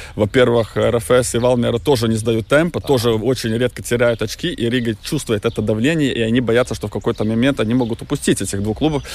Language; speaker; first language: Russian; non-native, local second language; Latvian